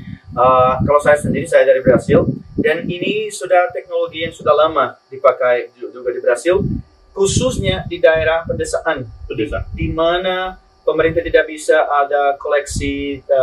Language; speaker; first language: Indonesian; non-native, learner; Spanish